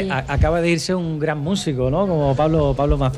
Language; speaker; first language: Spanish; native; Spanish